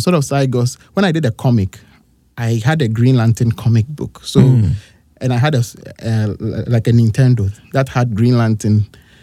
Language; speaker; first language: English; non-native, local second language; Akan